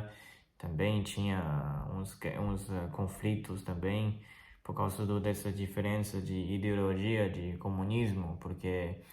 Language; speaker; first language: Portuguese; non-native, fluent; Chinese